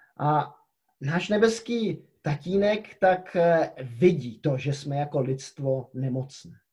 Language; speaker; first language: Czech; native; Czech